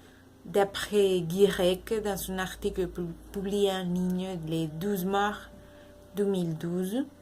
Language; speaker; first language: French; non-native, learner; Spanish